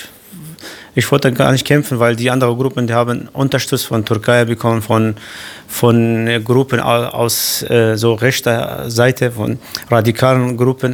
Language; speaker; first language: German; non-native, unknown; Kurdish